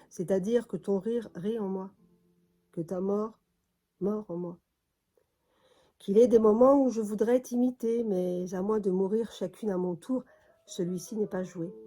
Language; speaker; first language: French; native; French